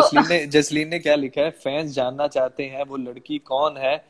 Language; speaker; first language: Hindi; non-native, local second language; Punjabi